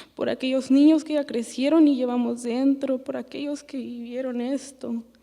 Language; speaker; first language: Spanish; early bilingual, other home language; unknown